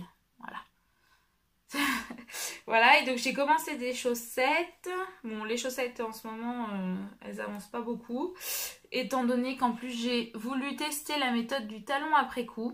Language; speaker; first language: French; native; French